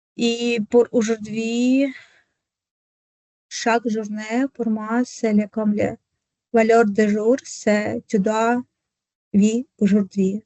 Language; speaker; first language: French; non-native, learner; Ukrainian